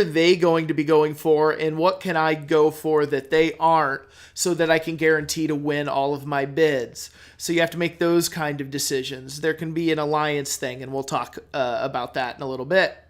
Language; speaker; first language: English; native; English